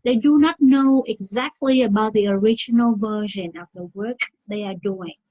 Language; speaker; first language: English; non-native, fluent; Vietnamese